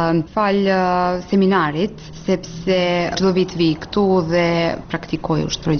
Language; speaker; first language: Albanian; non-native, fluent; Serbian